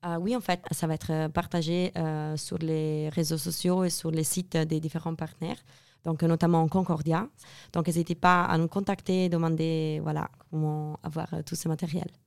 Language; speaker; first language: French; non-native, fluent; Italian